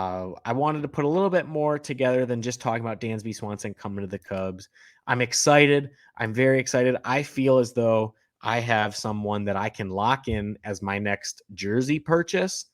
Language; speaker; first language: English; native; English